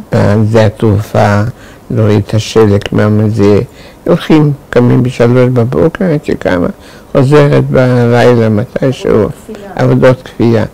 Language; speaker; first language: Hebrew; non-native, fluent; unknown